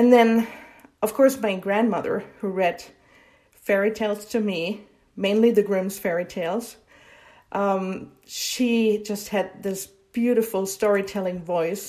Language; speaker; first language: English; non-native, fluent; German